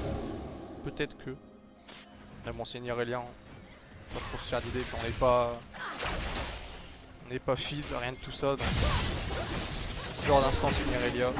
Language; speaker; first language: French; native; French